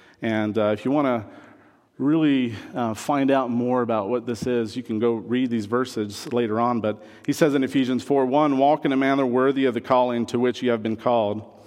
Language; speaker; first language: English; non-native, fluent; French